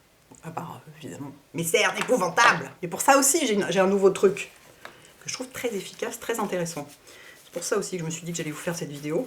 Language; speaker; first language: French; native; French